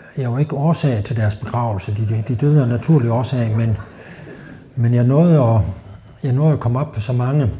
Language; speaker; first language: Danish; native; Danish